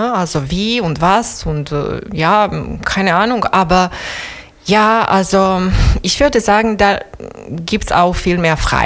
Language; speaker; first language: German; non-native, fluent; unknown